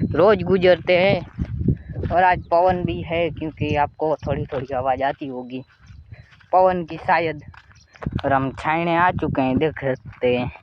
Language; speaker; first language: Hindi; non-native, local second language; Gujarati